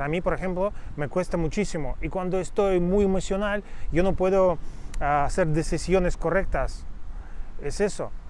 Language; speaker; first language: Spanish; non-native, fluent; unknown